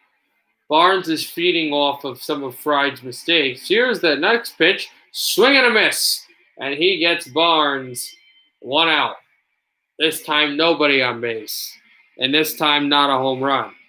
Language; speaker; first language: English; native; English